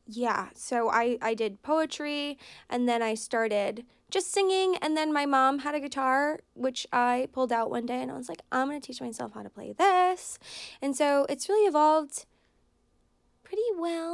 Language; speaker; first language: English; native; English